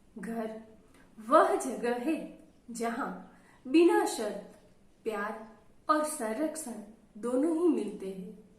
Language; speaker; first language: Hindi; non-native, local second language; Gujarati